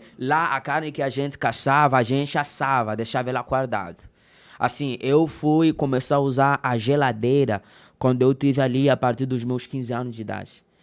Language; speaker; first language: Portuguese; non-native, local second language; Makhuwa